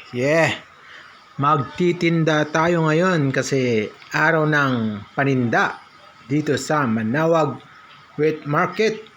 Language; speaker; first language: Filipino; non-native, local second language; Pangasinan